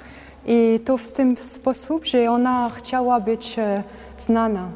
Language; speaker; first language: Polish; non-native, learner; French